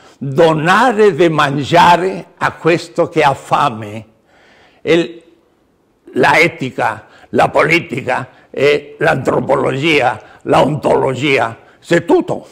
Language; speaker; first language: Italian; non-native, learner; Spanish